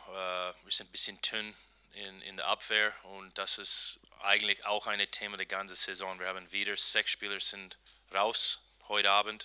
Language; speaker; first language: German; non-native, learner; English